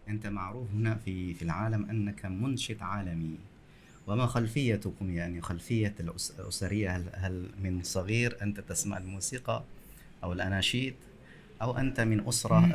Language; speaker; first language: Arabic; non-native, fluent; Indonesian